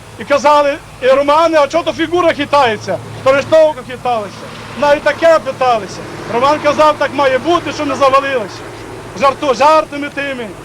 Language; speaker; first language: Ukrainian; native; Ukrainian